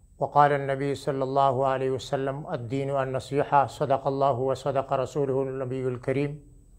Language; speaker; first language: Urdu; non-native, local second language; Pashto